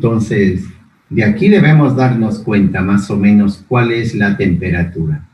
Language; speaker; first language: Spanish; native; Spanish